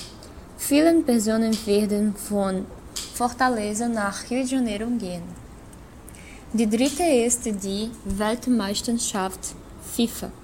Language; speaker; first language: German; non-native, learner; Portuguese